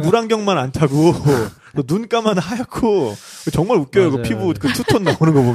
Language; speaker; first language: Korean; native; Korean